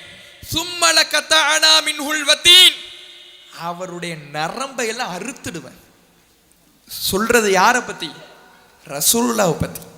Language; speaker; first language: Tamil; native; Tamil